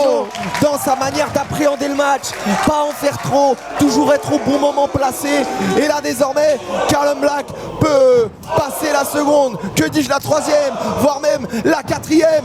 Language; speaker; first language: French; native; French